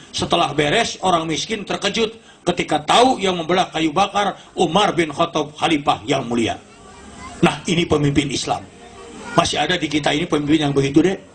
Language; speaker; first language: Indonesian; non-native, local second language; Sundanese